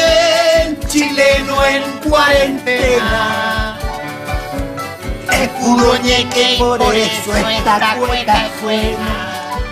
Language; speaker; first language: Spanish; native; Spanish